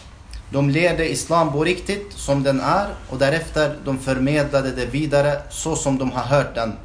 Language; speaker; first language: Swedish; non-native, fluent; Arabic